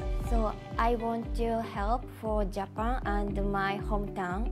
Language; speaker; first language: English; non-native, learner; Japanese